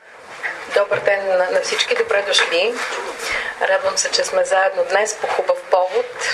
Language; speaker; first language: Bulgarian; native; Bulgarian